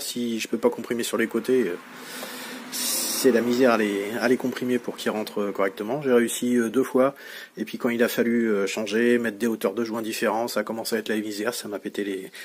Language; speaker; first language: French; native; French